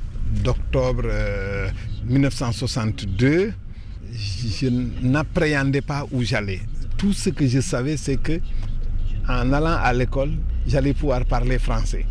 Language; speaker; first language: French; native; French